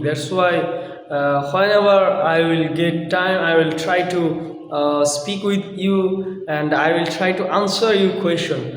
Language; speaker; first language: English; non-native, local second language; Bangla